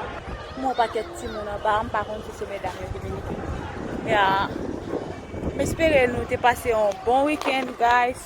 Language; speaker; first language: French; non-native, learner; Haitian Creole